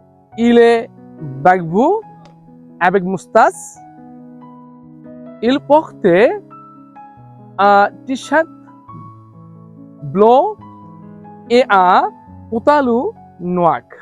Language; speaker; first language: French; non-native, learner; Bangla